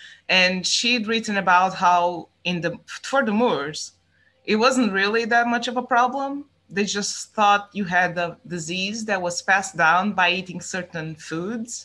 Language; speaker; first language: English; non-native, fluent; Portuguese